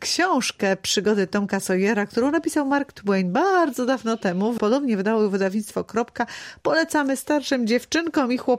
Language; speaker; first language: Polish; native; Polish